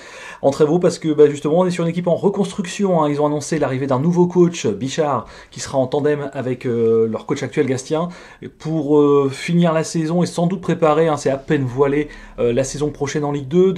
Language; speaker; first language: French; native; French